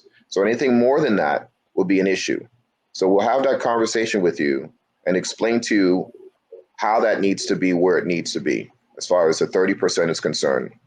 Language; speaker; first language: English; native; English